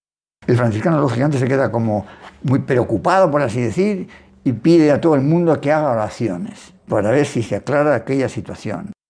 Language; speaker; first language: Spanish; native; Spanish